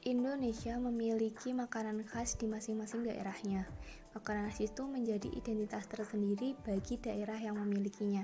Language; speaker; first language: Indonesian; native; Indonesian